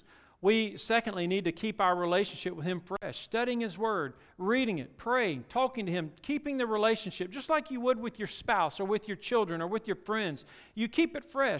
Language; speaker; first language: English; native; English